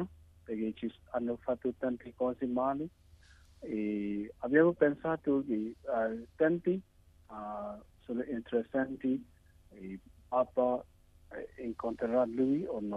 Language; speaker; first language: Italian; non-native, learner; Burmese